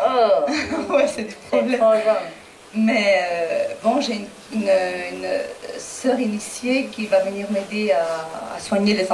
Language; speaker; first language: French; non-native, fluent; Spanish